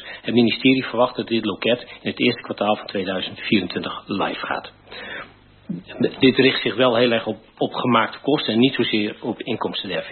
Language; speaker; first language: Dutch; native; Dutch